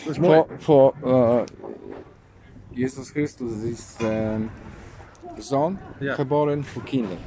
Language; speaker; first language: Dutch; non-native, learner; Polish